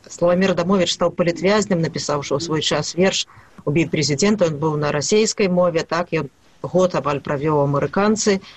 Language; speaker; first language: Belarusian; native; Belarusian